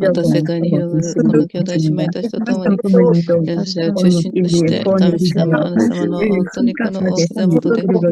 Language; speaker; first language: Japanese; native; Japanese